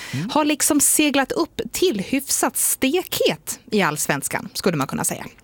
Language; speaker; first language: Swedish; native; Swedish